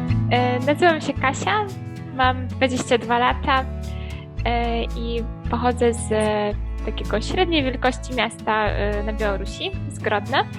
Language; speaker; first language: Polish; early bilingual, heritage; Polish